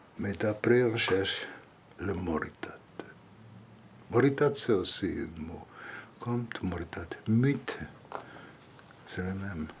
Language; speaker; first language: French; non-native, fluent; German